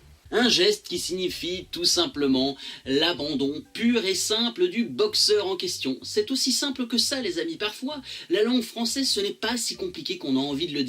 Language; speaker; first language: French; native; French